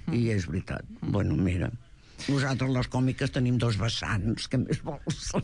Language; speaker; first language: Catalan; native; Catalan